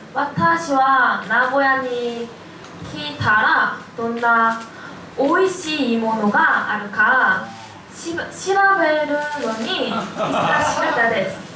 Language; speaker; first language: Japanese; non-native, learner; Korean